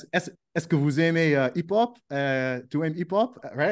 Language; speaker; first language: French; non-native, learner; English